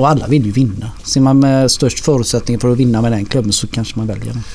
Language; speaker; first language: Swedish; native; Swedish